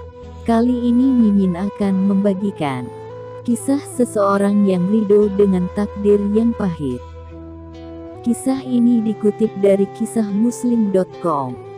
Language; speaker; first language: Indonesian; native; Indonesian